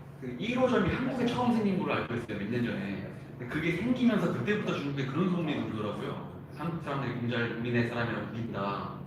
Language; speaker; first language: Korean; native; Korean